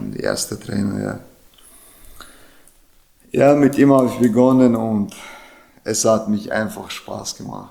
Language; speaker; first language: German; non-native, learner; Chechen